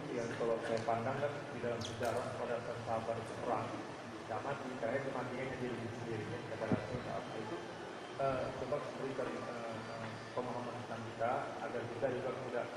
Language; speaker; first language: Indonesian; native; Indonesian